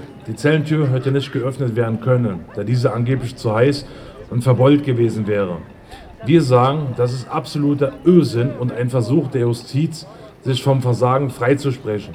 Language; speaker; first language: German; native; German